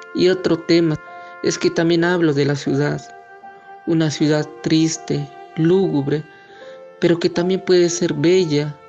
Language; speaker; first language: Spanish; native; Spanish